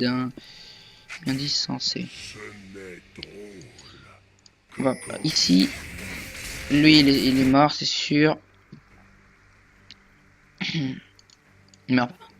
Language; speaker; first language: French; native; French